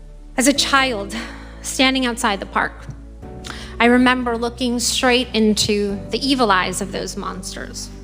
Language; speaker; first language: English; early bilingual, other home language; Persian